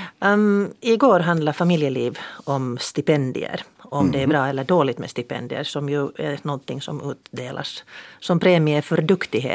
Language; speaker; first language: Swedish; native; Swedish